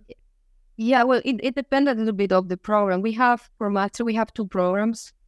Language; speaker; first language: English; non-native, fluent; Galician